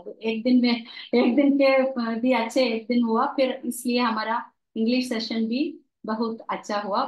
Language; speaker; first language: Hindi; non-native, local second language; Malayalam